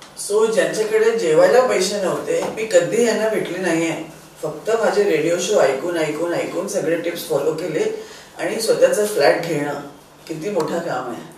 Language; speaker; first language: Marathi; non-native, local second language; Sindhi